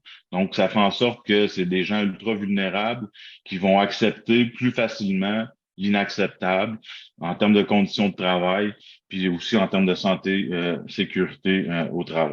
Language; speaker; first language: French; native; French